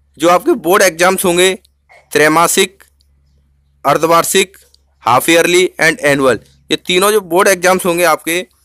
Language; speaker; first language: Hindi; native; Hindi